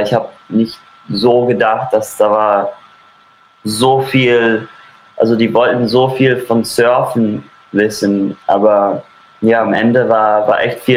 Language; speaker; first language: German; early bilingual, heritage; German